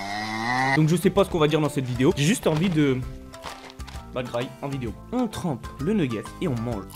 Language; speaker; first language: French; native; French